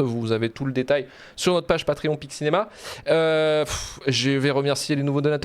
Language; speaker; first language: French; native; French